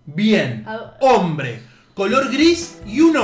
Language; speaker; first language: Spanish; native; Spanish